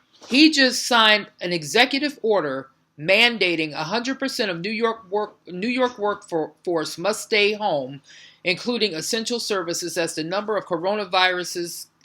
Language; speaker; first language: English; native; English